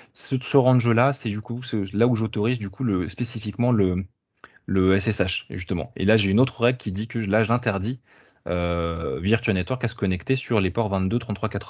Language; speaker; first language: French; native; French